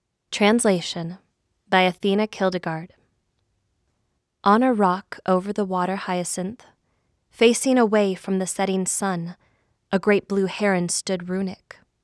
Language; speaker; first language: English; native; English